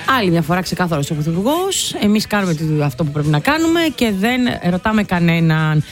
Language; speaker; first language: Greek; native; Greek